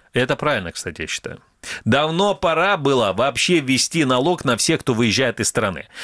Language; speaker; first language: Russian; native; Russian